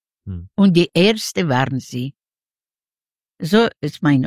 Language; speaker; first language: German; non-native, learner; Yiddish